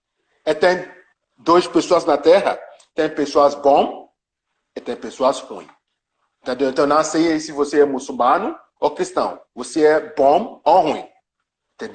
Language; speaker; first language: Portuguese; non-native, learner; Yoruba